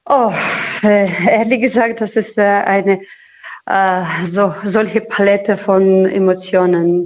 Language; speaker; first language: German; non-native, fluent; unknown